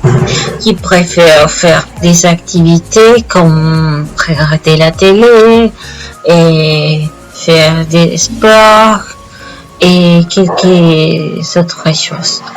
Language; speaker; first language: French; non-native, learner; Spanish